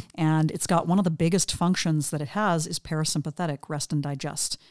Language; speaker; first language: English; native; English